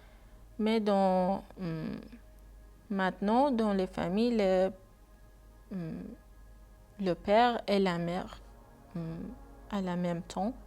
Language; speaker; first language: French; non-native, learner; Persian